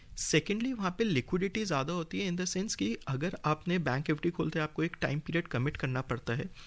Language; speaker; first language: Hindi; native; Hindi